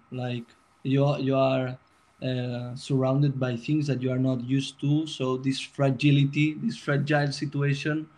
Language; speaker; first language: English; non-native, fluent; Spanish